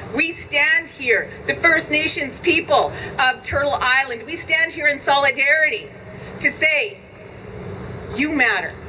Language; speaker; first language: English; native; English